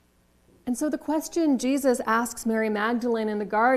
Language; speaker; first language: English; native; English